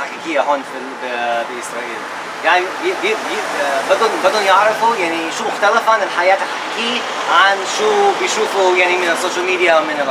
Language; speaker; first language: Arabic; non-native, learner; English